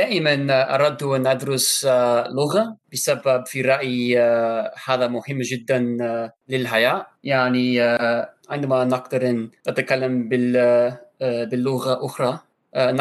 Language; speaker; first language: Arabic; non-native, learner; English